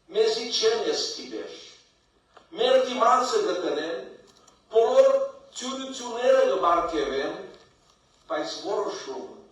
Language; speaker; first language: Armenian; early bilingual, heritage; Armenian